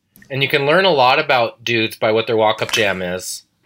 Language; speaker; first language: English; native; English